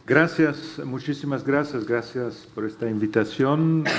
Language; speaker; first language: Spanish; non-native, fluent; Italian